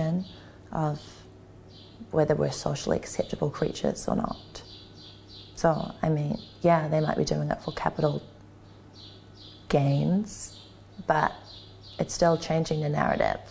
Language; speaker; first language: English; native; English